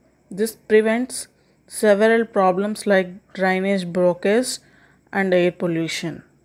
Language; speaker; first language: English; non-native, local second language; Telugu